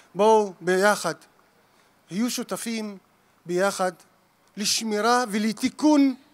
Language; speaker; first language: Hebrew; native; Hebrew